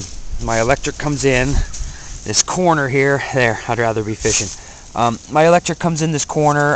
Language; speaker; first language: English; native; English